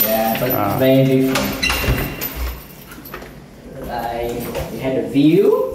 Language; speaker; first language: English; non-native, learner; Vietnamese